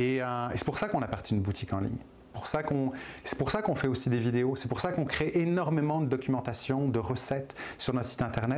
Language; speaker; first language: French; native; French